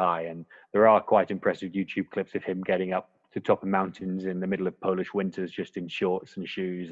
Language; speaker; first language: English; native; English